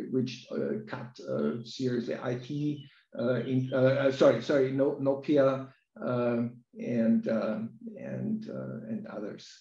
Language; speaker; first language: English; non-native, fluent; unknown